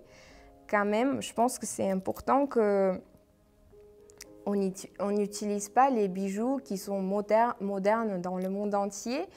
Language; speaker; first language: French; non-native, fluent; Armenian